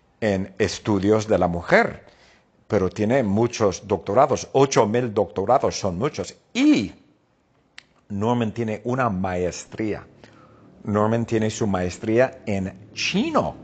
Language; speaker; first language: Spanish; non-native, fluent; English